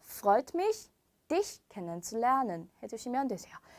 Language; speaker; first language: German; non-native, fluent; Korean